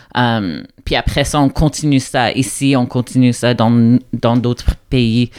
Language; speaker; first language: French; non-native, local second language; English